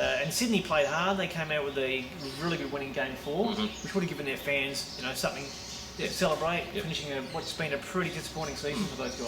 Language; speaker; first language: English; native; English